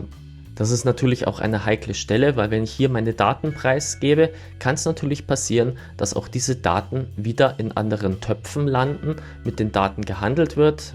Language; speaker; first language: German; native; German